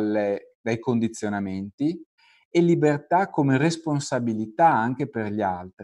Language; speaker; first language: Italian; native; Italian